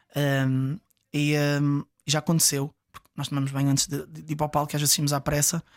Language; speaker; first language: Portuguese; native; Portuguese